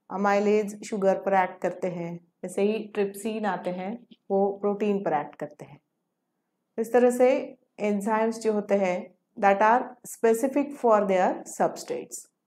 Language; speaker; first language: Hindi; non-native, local second language; Marathi